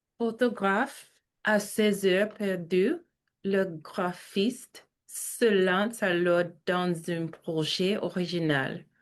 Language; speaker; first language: French; non-native, learner; English